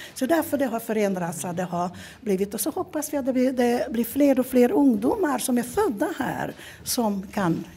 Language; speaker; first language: Swedish; non-native, fluent; Hungarian